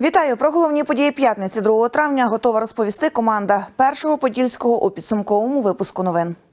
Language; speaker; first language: Ukrainian; native; Ukrainian